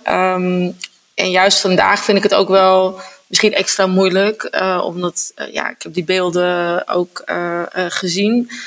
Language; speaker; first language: Dutch; native; Dutch